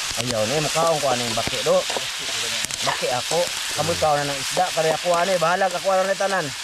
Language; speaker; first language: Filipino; non-native, local second language; Cebuano